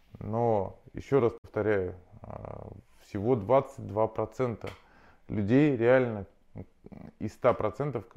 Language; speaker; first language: Russian; native; Russian